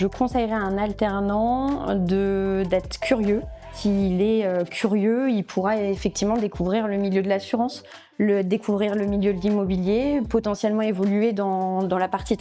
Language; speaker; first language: French; native; French